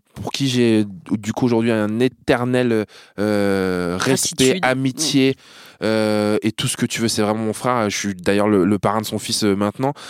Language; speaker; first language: French; native; French